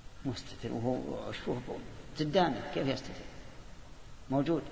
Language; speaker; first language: Arabic; native; Arabic